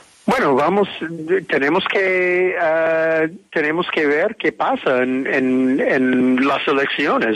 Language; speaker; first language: Spanish; non-native, fluent; English